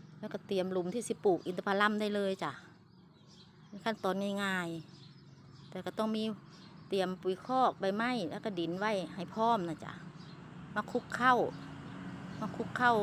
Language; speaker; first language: Thai; non-native, local second language; Lao